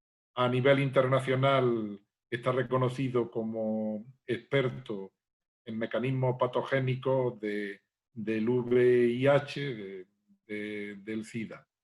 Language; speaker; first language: Spanish; native; Spanish